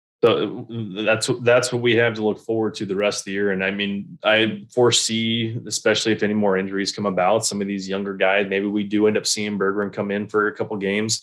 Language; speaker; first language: English; native; English